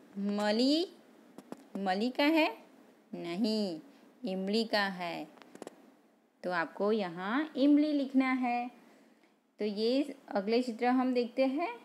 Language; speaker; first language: Hindi; non-native, local second language; Gujarati